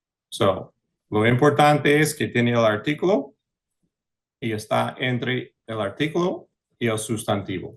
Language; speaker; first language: Spanish; early bilingual, heritage; English